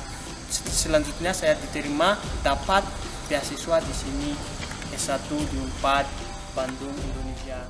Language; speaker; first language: Indonesian; non-native, learner; Malagasy